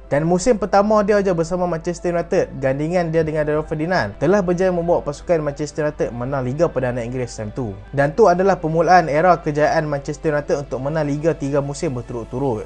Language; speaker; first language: Malay; native; Malay